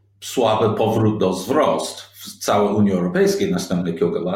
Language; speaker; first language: Polish; non-native, learner; English